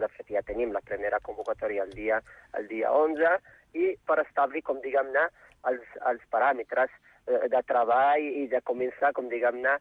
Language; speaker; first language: Catalan; non-native, fluent; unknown